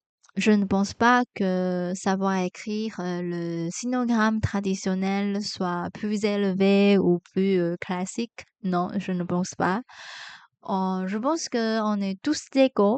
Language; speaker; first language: French; non-native, fluent; Chinese